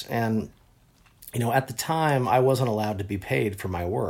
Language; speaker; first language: English; native; English